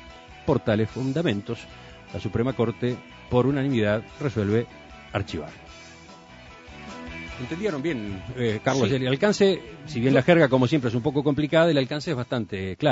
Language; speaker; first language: Spanish; native; Spanish